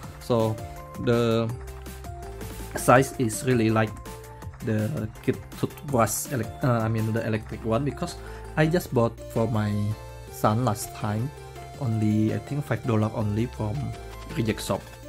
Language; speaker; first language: English; non-native, learner; Indonesian